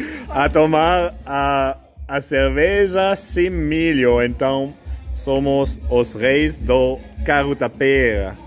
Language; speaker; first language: Portuguese; non-native, learner; French